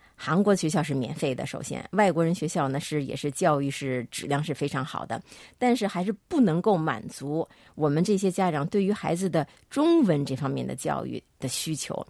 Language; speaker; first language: Chinese; native; Chinese